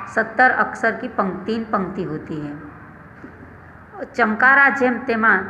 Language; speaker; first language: Hindi; non-native, local second language; Gujarati